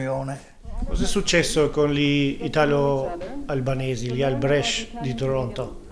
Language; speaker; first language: Italian; non-native, fluent; Albanian